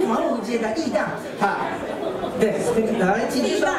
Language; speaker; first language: Chinese; non-native, learner; Japanese